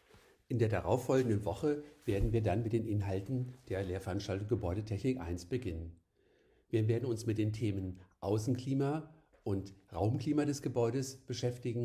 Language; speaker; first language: German; native; German